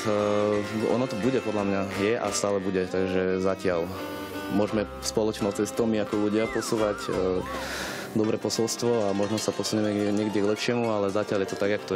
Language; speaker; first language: Slovak; early bilingual, other home language; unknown